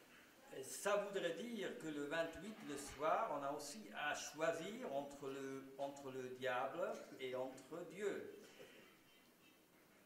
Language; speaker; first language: French; non-native, local second language; German